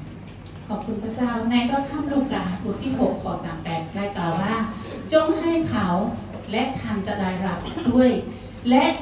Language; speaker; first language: Thai; native; Thai